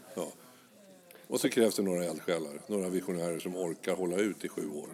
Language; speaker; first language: Swedish; native; Swedish